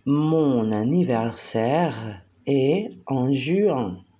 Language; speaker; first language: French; non-native, fluent; Spanish